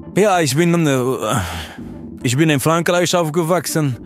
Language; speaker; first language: German; non-native, learner; French